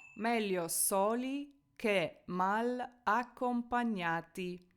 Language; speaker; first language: Italian; non-native, fluent; Ukrainian